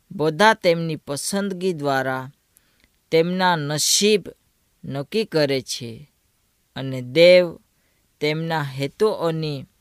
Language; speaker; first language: Gujarati; non-native, local second language; Gamit